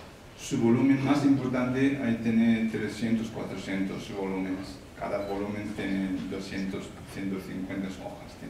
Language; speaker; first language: Spanish; non-native, learner; Tibetan